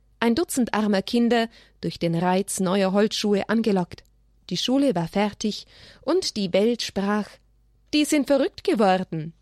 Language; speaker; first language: German; native; German